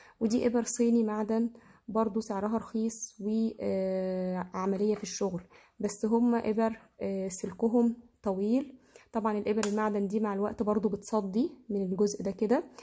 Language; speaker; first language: Arabic; native; Arabic